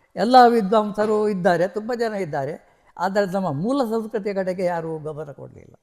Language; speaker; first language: Kannada; non-native, local second language; Marathi